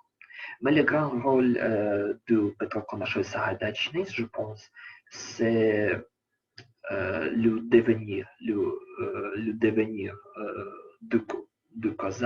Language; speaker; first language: French; non-native, learner; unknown